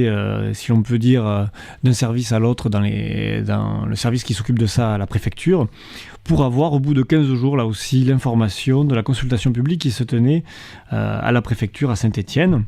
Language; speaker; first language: French; native; French